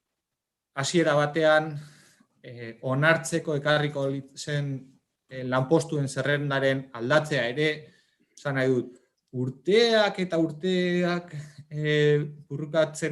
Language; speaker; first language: Basque; native; Basque